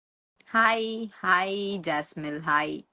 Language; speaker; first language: Malayalam; early bilingual, heritage; Malayalam